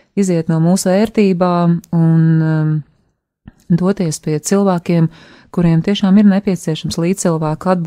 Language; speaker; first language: Latvian; native; Latvian